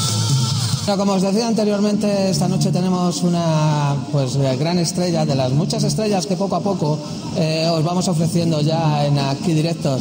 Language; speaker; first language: Spanish; native; Spanish